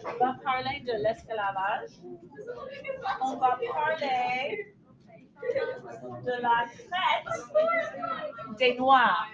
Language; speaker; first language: French; non-native, fluent; English